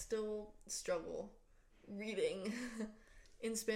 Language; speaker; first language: English; non-native, fluent; Spanish